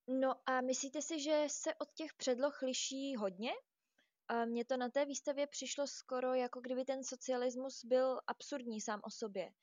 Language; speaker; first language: Czech; native; Czech